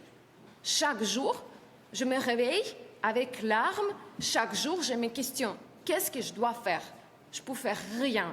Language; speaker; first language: French; non-native, learner; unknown